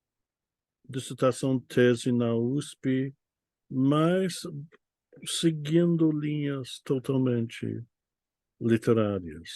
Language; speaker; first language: Portuguese; non-native, fluent; English